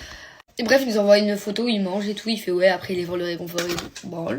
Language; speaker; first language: French; native; French